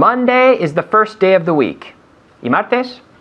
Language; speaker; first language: English; non-native, fluent; Spanish